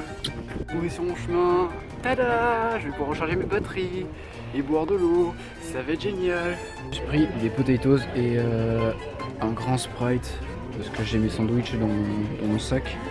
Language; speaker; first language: French; native; French